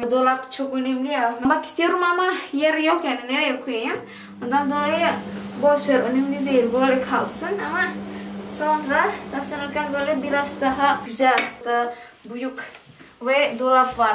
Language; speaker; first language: Turkish; non-native, learner; Indonesian